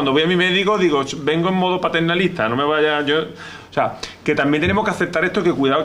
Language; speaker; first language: Spanish; native; Spanish